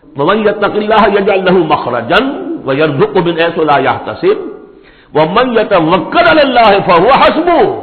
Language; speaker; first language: Urdu; native; Urdu